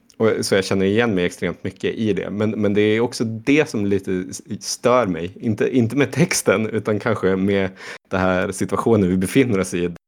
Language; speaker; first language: Swedish; native; Swedish